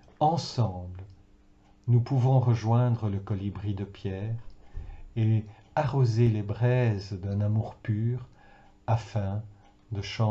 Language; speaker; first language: French; native; French